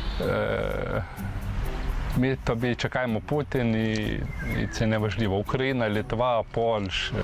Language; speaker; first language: Ukrainian; non-native, learner; Lithuanian